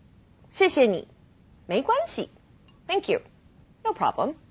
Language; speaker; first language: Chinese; non-native, fluent; English